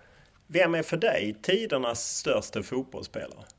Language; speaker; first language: Swedish; native; Swedish